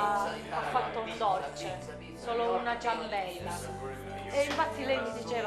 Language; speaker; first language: Italian; native; Italian